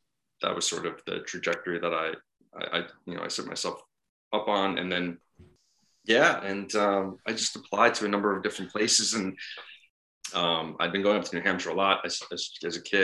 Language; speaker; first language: English; native; English